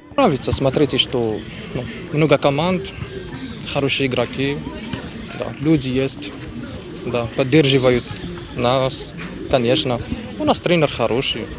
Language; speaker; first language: Russian; non-native, learner; French